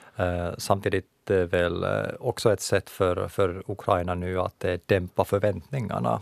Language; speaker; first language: Swedish; non-native, local second language; Finnish